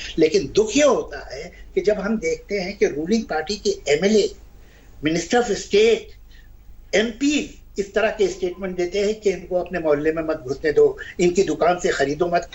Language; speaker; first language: Hindi; native; Hindi